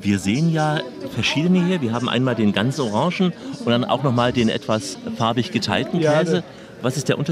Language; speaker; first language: German; native; German